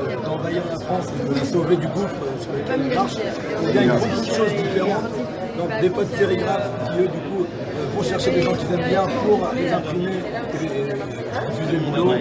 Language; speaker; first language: French; native; French